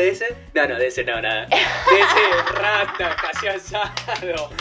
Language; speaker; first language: Spanish; native; Spanish